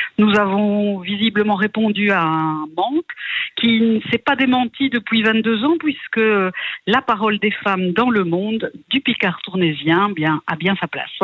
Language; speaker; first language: French; native; French